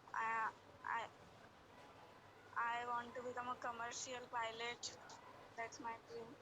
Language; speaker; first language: English; non-native, learner; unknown